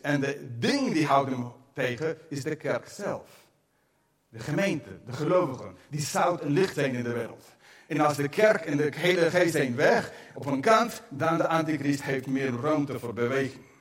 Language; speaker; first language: Dutch; non-native, fluent; English